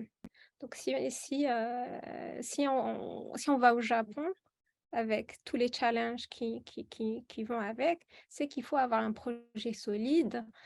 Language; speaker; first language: French; non-native, local second language; Arabic